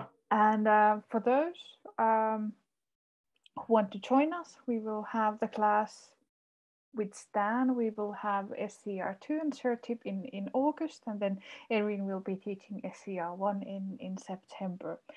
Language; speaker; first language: English; non-native, fluent; Finnish